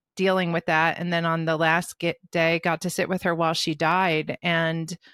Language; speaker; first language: English; native; English